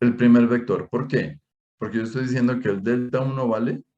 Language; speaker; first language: Spanish; native; Spanish